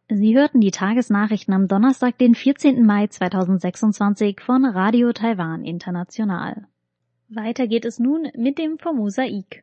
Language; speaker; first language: German; native; German